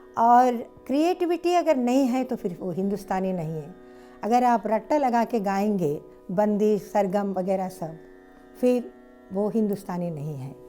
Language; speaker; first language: Hindi; non-native, local second language; Telugu